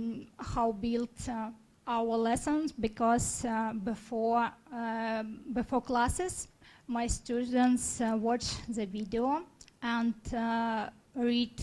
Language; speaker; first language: English; non-native, learner; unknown